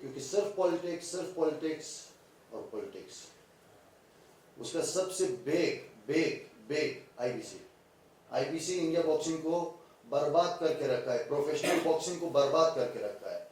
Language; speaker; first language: Hindi; non-native, fluent; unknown